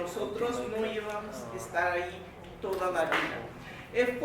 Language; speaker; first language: Spanish; non-native, fluent; English